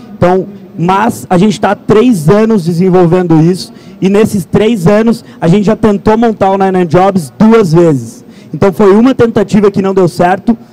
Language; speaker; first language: Portuguese; native; Portuguese